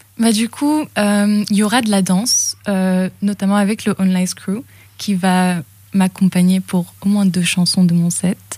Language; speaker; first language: French; early bilingual, other home language; English